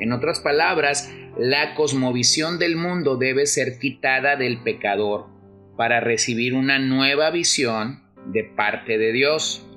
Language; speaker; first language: Spanish; native; Spanish